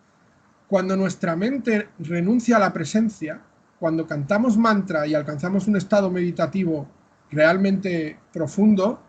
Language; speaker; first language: Spanish; native; Spanish